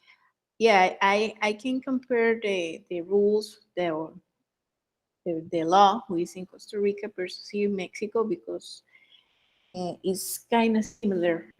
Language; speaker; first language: English; non-native, fluent; Spanish